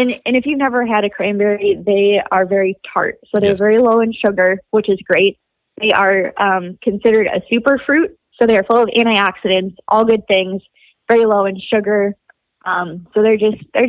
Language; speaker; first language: English; native; English